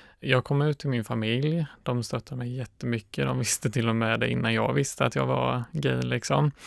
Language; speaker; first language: Swedish; native; Swedish